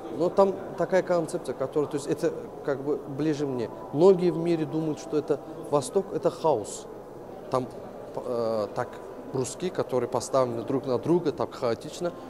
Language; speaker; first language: Russian; non-native, local second language; Azerbaijani